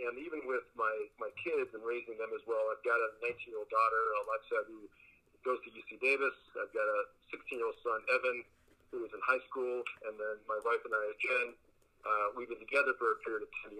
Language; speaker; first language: English; early bilingual, other home language; Spanish